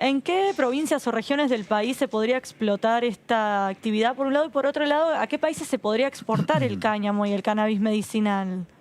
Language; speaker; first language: Spanish; native; Spanish